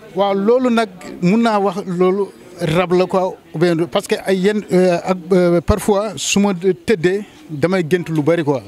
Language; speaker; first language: Wolof; native; Wolof